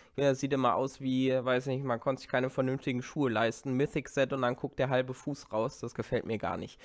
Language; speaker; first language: German; native; German